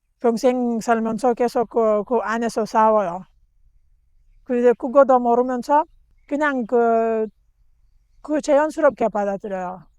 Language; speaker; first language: Korean; non-native, learner; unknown